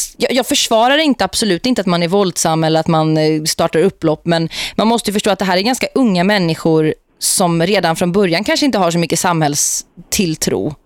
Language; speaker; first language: Swedish; native; Swedish